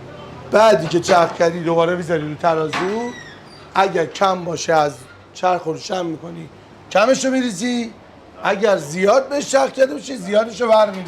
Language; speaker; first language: Persian; native; Persian